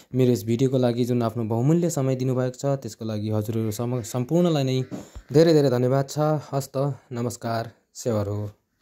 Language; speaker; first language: Nepali; non-native, local second language; Limbu